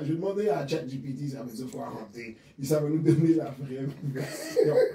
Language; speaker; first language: French; native; French